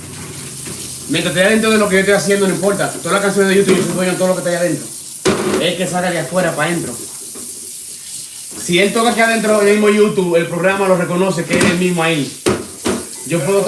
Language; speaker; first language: Spanish; early bilingual, other home language; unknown